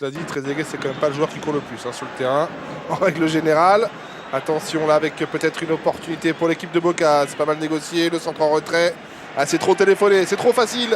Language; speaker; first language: French; native; French